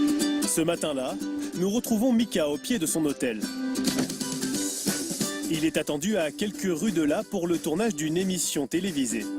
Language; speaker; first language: French; native; French